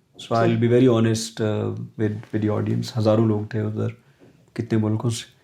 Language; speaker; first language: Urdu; non-native, local second language; Punjabi